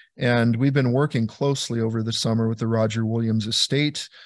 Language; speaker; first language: English; native; English